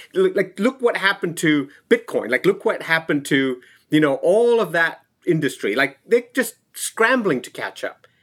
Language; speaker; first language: English; non-native, local second language; Tamil